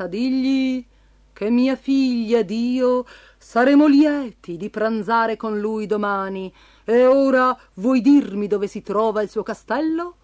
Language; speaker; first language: Italian; native; Italian